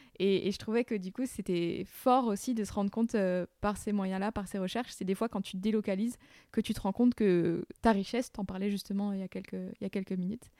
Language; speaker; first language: French; non-native, local second language; Réunion Creole French